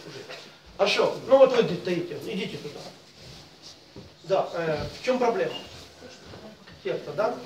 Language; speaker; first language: Russian; native; Russian